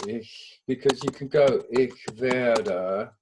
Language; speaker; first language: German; non-native, fluent; English